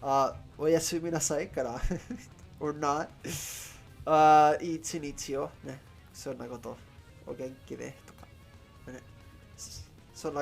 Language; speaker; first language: Japanese; non-native, learner; Spanish